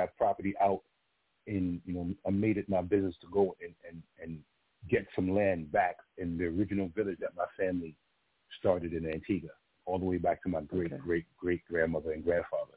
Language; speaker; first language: English; non-native, local second language; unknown